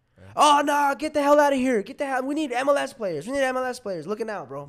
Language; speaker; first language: English; early bilingual, other home language; Spanish